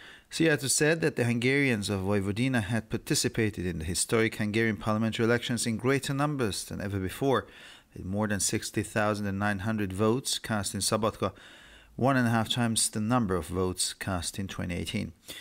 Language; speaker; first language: English; non-native, fluent; Hungarian